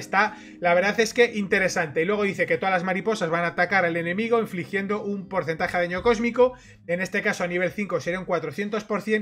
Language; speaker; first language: Spanish; native; Spanish